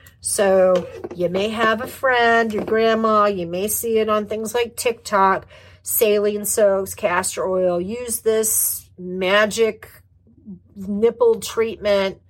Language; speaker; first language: English; native; English